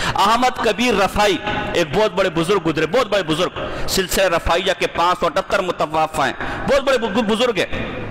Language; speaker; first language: Urdu; non-native, local second language; Pashto